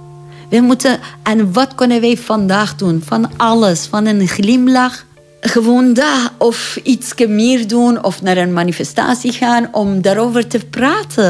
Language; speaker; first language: Dutch; non-native, fluent; Persian